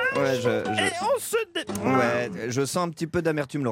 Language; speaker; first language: French; native; French